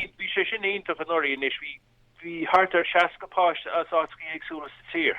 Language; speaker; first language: Irish; native; Irish